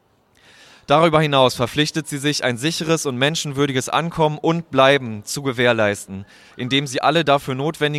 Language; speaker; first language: German; native; German